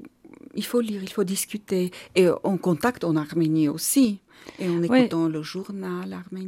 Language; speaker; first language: French; non-native, fluent; Armenian